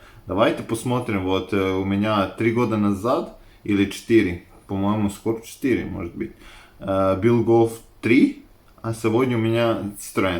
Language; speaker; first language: Russian; non-native, fluent; Serbian